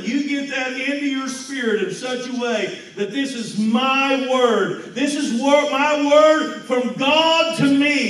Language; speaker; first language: English; native; English